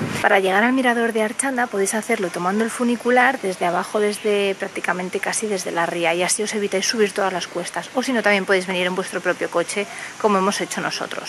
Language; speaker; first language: Spanish; native; Spanish